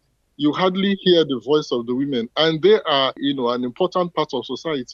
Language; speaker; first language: English; non-native, local second language; Igbo